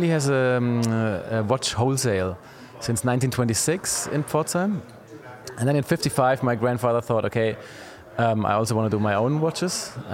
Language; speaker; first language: English; non-native, fluent; German